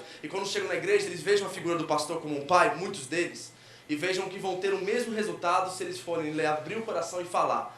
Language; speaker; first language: Portuguese; native; Portuguese